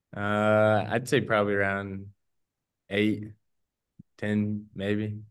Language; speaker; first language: English; native; English